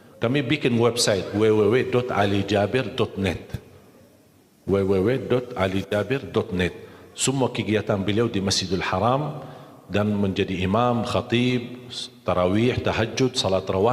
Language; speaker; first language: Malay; non-native, fluent; Arabic